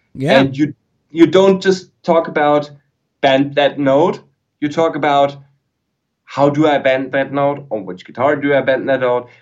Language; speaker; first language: English; non-native, fluent; German